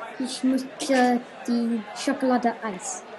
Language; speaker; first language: German; non-native, learner; English